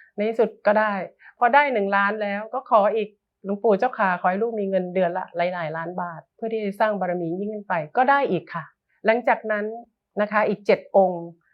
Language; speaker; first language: Thai; native; Thai